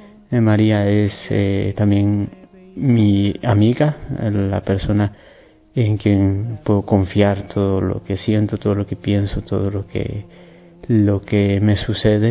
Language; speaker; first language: Spanish; native; Spanish